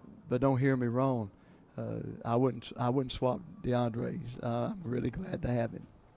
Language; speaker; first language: English; native; English